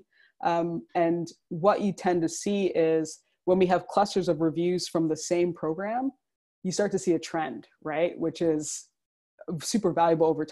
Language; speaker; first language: English; native; English